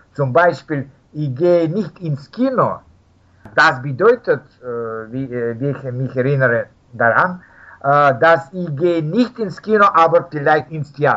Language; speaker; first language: German; non-native, fluent; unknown